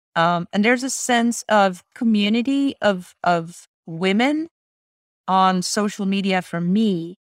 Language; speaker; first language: English; non-native, fluent; Swedish